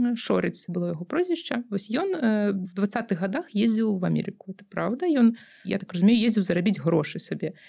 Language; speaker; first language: Belarusian; non-native, local second language; Russian